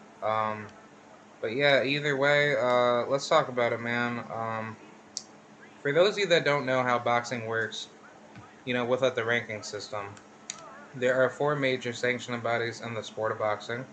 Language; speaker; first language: English; native; English